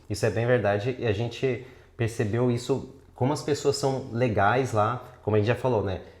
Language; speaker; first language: Portuguese; native; Portuguese